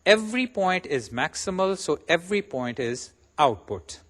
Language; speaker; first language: English; non-native, local second language; Urdu